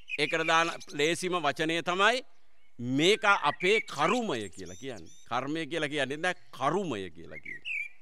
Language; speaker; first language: Sinhala; native; Sinhala